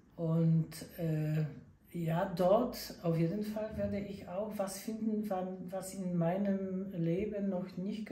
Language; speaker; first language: German; non-native, fluent; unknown